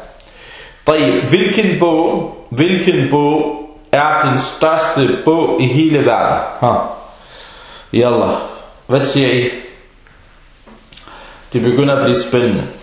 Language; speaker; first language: Danish; early bilingual, other home language; Arabic